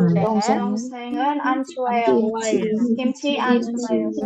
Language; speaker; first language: Korean; non-native, learner; Indonesian